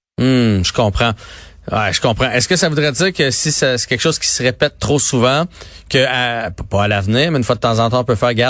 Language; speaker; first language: French; native; French